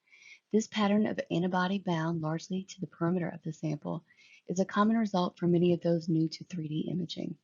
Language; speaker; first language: English; native; English